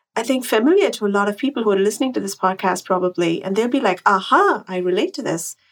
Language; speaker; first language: English; non-native, local second language; Tamil